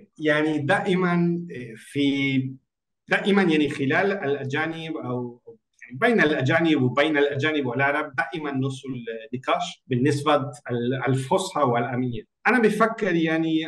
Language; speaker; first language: Arabic; non-native, learner; Spanish